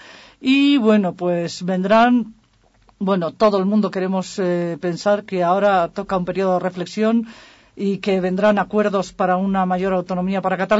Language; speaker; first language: Spanish; native; Spanish